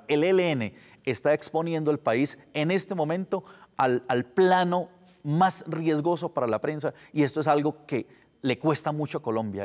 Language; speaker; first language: Spanish; native; Spanish